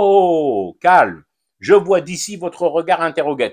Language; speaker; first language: French; non-native, local second language; Arabic